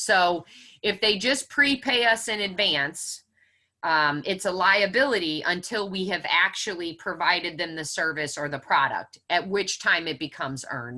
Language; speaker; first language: English; native; English